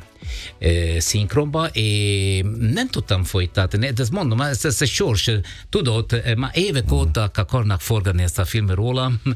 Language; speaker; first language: Hungarian; non-native, learner; Italian